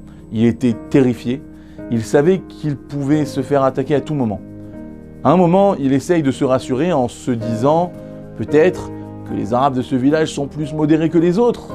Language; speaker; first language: French; native; French